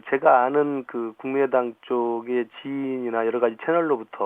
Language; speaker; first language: Korean; native; Korean